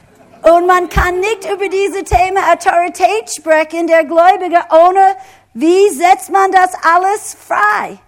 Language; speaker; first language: German; non-native, fluent; English